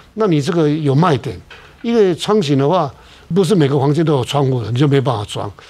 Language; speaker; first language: Chinese; native; Chinese